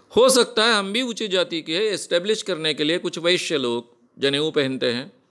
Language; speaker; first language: Hindi; non-native, local second language; Marathi